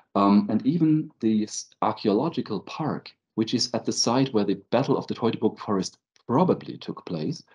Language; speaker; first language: English; non-native, fluent; German